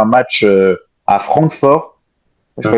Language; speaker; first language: French; native; French